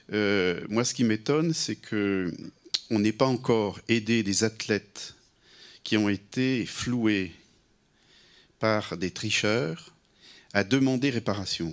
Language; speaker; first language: French; native; French